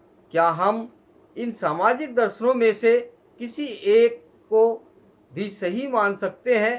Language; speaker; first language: Hindi; native; Hindi